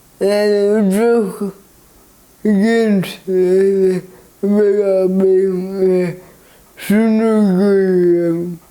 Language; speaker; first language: Turkish; early bilingual, heritage; Turkish